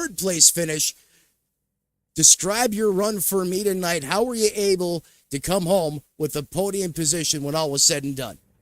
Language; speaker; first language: English; native; English